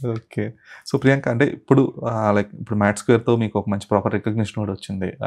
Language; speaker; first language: Telugu; native; Telugu